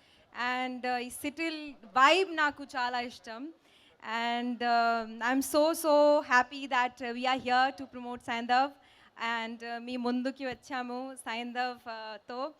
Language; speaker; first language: Telugu; non-native, learner; Hindi